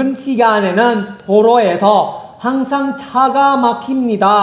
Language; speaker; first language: Korean; non-native, fluent; Indonesian